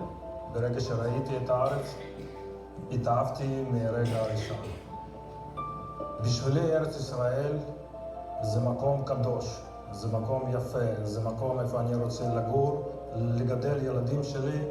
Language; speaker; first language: Hebrew; non-native, fluent; Russian